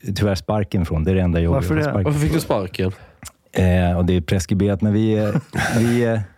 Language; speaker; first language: Swedish; native; Swedish